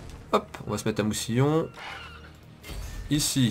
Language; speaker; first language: French; native; French